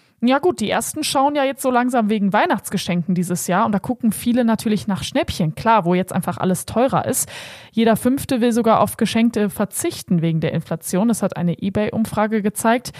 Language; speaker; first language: German; native; German